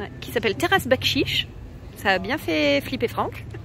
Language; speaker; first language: French; native; French